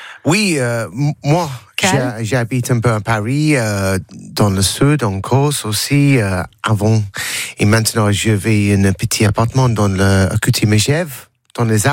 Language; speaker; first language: French; non-native, learner; English